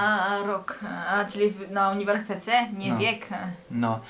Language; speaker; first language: Polish; non-native, learner; Korean